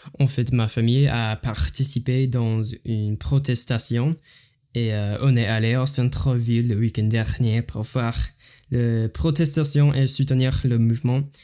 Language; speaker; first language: French; non-native, learner; English